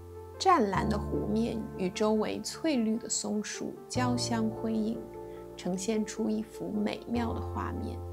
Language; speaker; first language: Chinese; native; Chinese